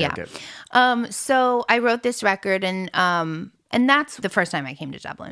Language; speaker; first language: English; early bilingual, other home language; French